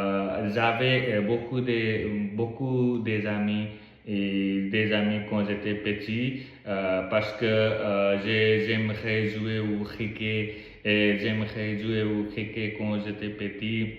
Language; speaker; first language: French; non-native, learner; Nepali